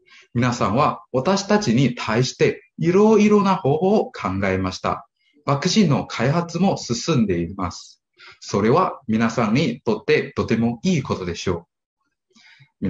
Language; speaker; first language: Japanese; non-native, learner; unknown